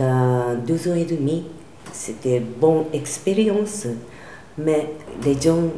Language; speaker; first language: French; non-native, learner; Japanese